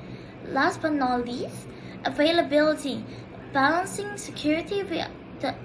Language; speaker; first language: English; non-native, local second language; Malay